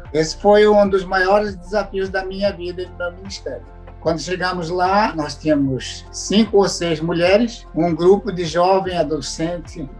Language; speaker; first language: Portuguese; native; Portuguese